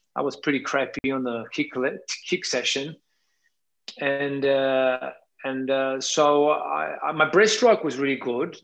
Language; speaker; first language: English; non-native, fluent; Italian